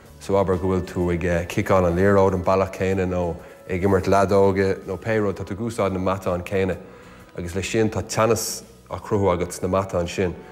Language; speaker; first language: Irish; native; Irish